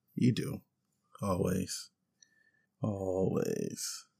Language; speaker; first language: English; native; English